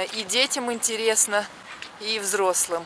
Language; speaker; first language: Russian; native; Russian